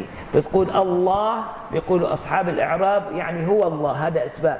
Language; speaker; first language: Arabic; native; Arabic